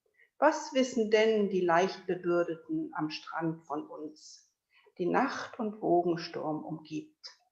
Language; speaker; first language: German; native; German